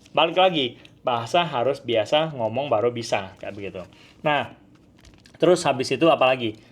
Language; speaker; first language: Malay; non-native, learner; Min Nan Chinese